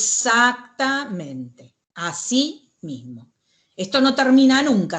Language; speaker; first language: Spanish; native; Spanish